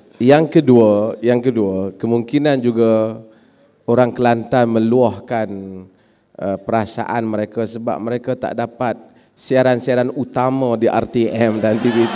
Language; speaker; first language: Malay; native; Malay